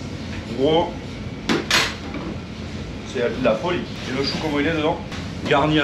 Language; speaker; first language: French; native; French